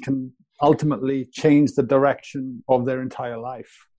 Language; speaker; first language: English; native; English